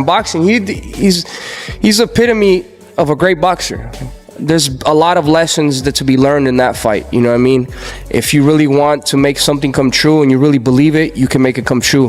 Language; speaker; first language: English; native; English